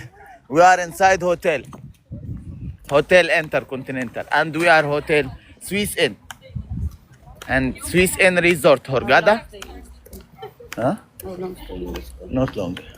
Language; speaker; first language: English; non-native, learner; Arabic